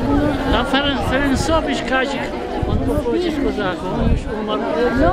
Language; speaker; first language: Polish; early bilingual, heritage; Polish